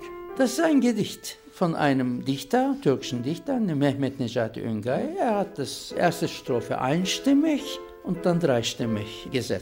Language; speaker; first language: German; non-native, fluent; Turkish